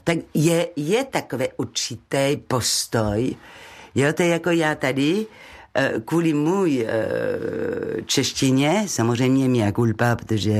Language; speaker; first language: Czech; non-native, learner; French